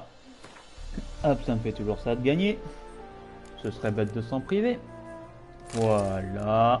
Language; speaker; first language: French; native; French